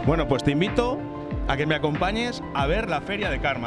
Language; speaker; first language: Spanish; native; Spanish